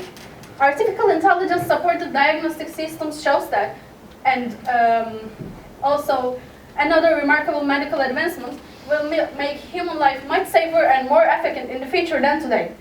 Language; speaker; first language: English; non-native, fluent; Turkish